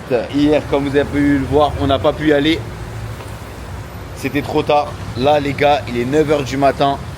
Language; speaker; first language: French; native; French